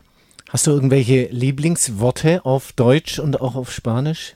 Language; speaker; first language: German; native; German